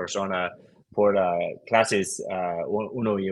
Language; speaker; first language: Spanish; non-native, learner; English